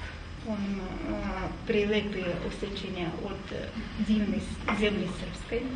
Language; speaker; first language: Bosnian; non-native, fluent; Russian